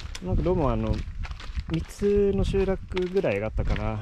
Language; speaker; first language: Japanese; non-native, fluent; Swedish